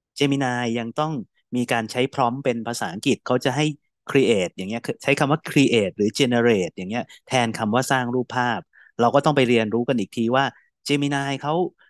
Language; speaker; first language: Thai; native; Thai